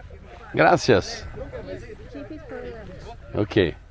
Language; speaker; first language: Spanish; non-native, learner; Portuguese